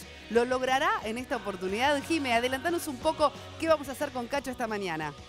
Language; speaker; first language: Spanish; native; Spanish